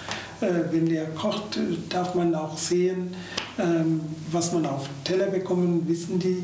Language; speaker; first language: German; non-native, fluent; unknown